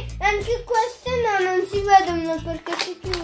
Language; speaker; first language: Italian; early bilingual, other home language; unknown